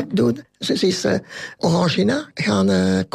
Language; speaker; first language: Dutch; non-native, local second language; French